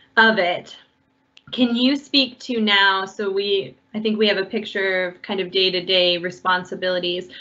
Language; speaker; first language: English; native; English